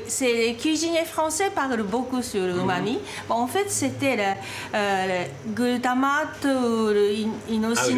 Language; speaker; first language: French; non-native, fluent; Japanese